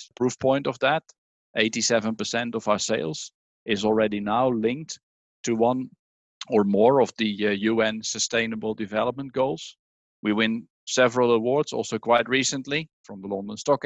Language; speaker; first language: English; non-native, fluent; Dutch